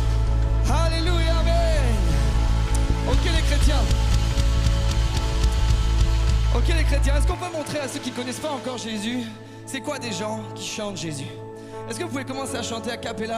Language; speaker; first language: French; native; French